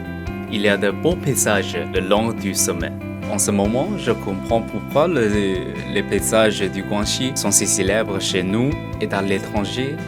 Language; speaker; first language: French; non-native, learner; Chinese